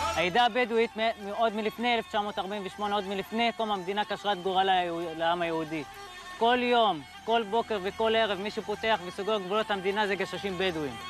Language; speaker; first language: Hebrew; non-native, local second language; Arabic